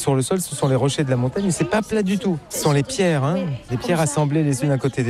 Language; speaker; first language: French; native; French